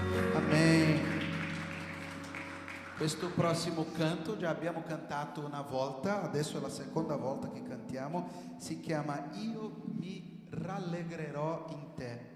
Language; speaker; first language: Italian; non-native, fluent; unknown